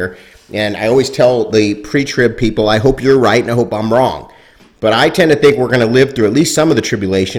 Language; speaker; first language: English; native; English